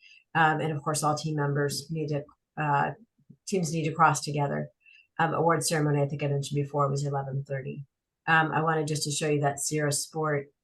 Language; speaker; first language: English; native; English